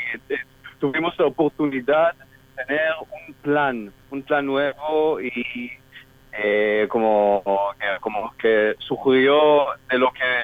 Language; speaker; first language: Spanish; non-native, fluent; Hebrew